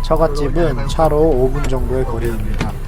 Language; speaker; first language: Korean; native; Korean